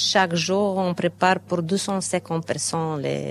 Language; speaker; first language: French; non-native, fluent; Ukrainian